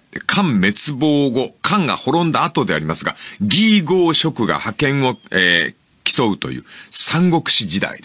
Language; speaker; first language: Japanese; native; Japanese